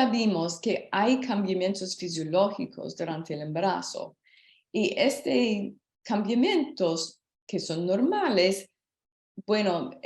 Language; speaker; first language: Spanish; non-native, learner; English